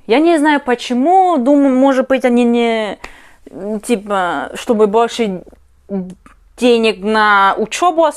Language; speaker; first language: Russian; non-native, learner; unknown